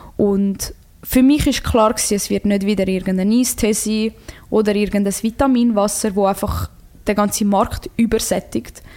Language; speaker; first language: German; early bilingual, other home language; Croatian